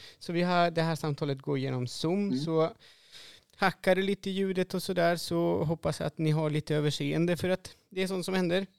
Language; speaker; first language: Swedish; non-native, fluent; Spanish